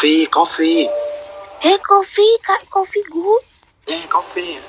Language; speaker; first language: English; non-native, learner; Vietnamese